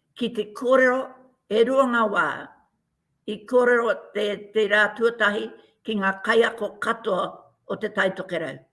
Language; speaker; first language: Māori; native; Māori